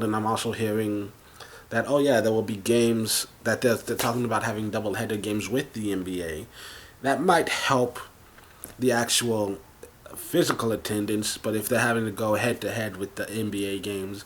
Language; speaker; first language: English; native; English